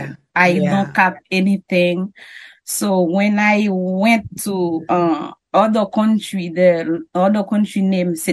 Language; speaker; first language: English; non-native, learner; French